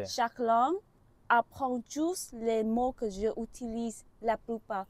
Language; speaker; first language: French; non-native, learner; Vietnamese